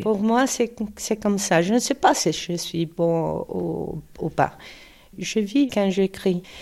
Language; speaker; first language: French; non-native, learner; Spanish